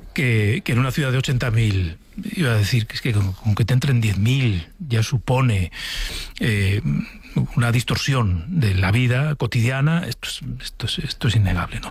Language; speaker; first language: Spanish; native; Spanish